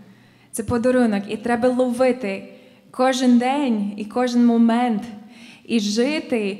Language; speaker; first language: Ukrainian; non-native, fluent; English